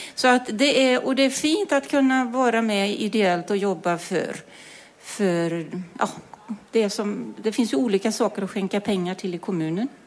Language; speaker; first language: Swedish; native; Swedish